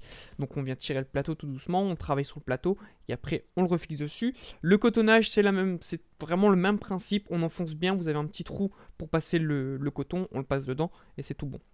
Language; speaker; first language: French; native; French